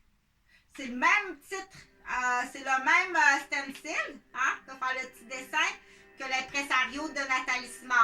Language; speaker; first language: French; native; French